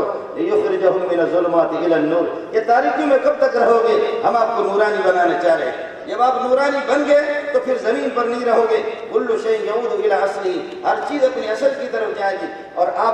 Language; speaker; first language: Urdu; non-native, local second language; Brahui